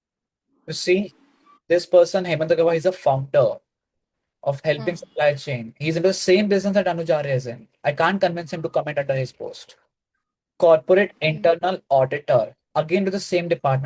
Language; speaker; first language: English; non-native, local second language; Hindi